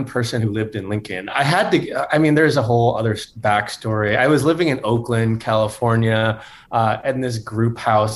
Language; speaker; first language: English; native; English